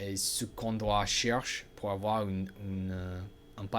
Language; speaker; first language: French; non-native, learner; English